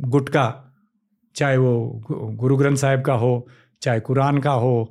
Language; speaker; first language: Hindi; native; Hindi